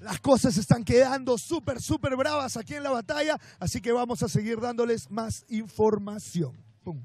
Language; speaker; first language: Spanish; native; Spanish